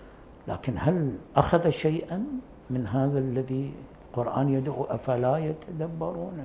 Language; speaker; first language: Arabic; native; Arabic